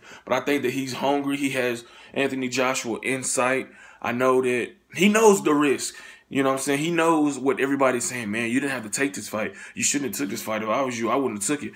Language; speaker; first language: English; native; English